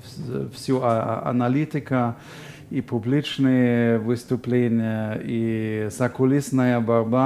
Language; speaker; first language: Russian; non-native, fluent; German